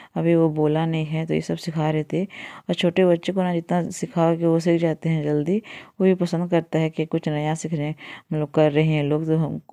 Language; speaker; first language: Hindi; non-native, local second language; Odia